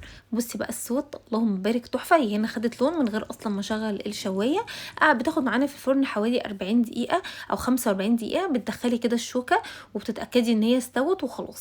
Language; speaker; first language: Arabic; native; Arabic